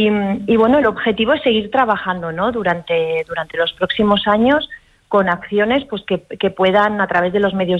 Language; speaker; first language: Spanish; native; Spanish